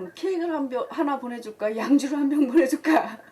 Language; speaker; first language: Korean; native; Korean